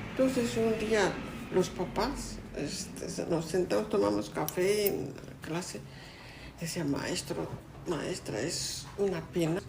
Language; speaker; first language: Spanish; non-native, fluent; Japanese